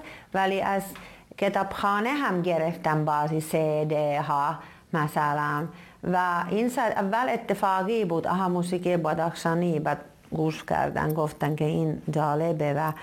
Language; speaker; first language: Persian; non-native, fluent; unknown